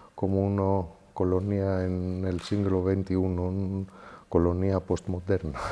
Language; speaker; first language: Spanish; non-native, fluent; Greek